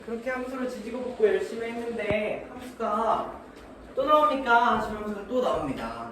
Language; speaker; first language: Korean; native; Korean